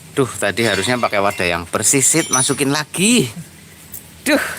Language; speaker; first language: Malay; non-native, local second language; Javanese